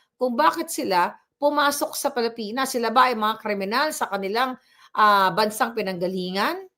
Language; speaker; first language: Filipino; non-native, local second language; Cebuano